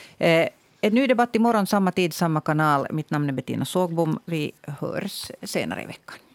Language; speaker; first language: Swedish; native; Swedish